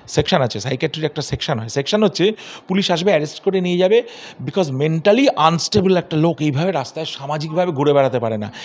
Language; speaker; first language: Bangla; native; Bangla